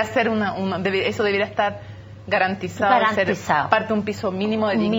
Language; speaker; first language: Spanish; native; Spanish